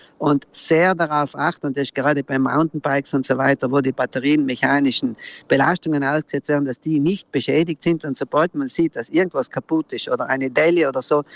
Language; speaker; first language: German; native; German